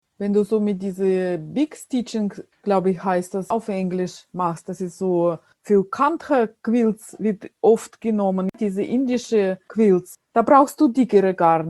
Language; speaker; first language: German; non-native, fluent; Russian